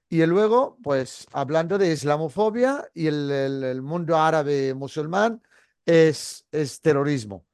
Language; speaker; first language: Spanish; non-native, fluent; Arabic